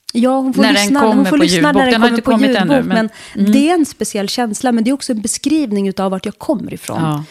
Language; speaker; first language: Swedish; early bilingual, other home language; Kurdish